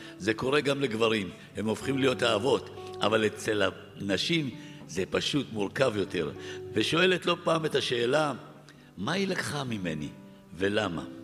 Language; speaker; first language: Hebrew; early bilingual, other home language; Arabic